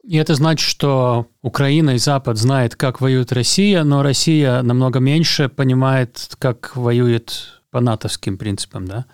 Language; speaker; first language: Russian; non-native, local second language; Latvian